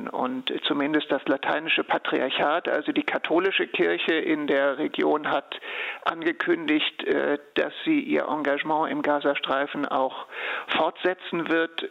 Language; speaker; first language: German; native; German